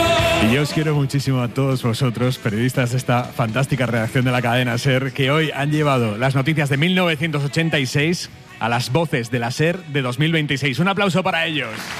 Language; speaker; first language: Spanish; native; Spanish